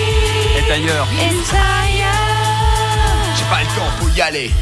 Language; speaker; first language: French; native; French